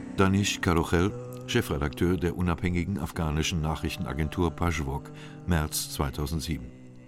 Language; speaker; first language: German; native; German